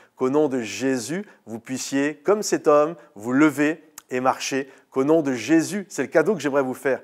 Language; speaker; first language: French; native; French